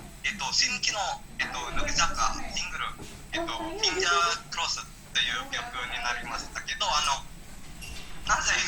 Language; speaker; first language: Japanese; non-native, learner; Indonesian